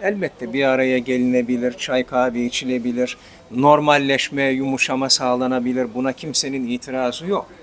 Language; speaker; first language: Turkish; native; Turkish